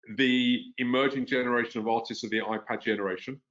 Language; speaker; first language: English; native; English